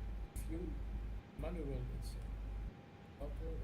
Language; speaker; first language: English; non-native, learner; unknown